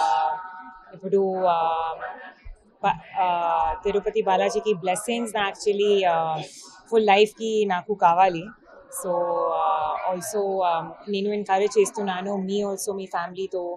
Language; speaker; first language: Telugu; non-native, learner; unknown